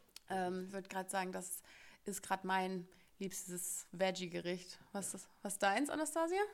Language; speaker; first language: German; native; German